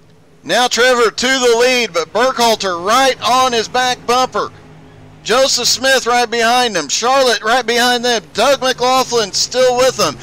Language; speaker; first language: English; native; English